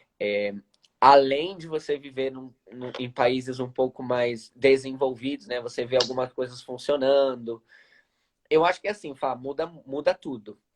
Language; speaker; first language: Portuguese; native; Portuguese